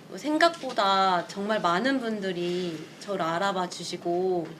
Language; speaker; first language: Korean; native; Korean